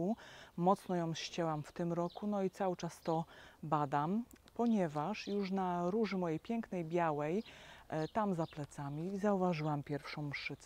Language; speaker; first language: Polish; native; Polish